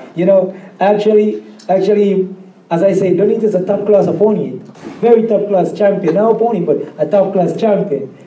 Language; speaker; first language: English; native; English